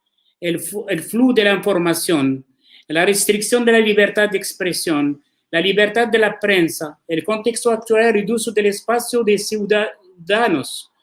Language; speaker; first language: Spanish; non-native, learner; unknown